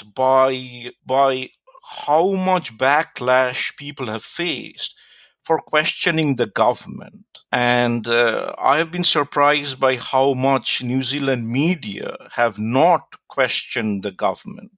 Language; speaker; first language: English; non-native, local second language; Bangla